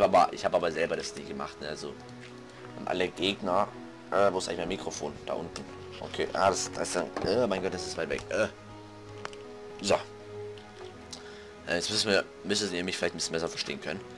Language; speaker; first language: German; native; German